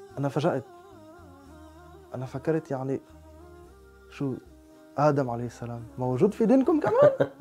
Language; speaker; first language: Arabic; non-native, fluent; French